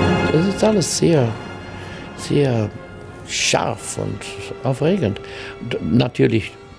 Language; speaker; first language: German; non-native, learner; English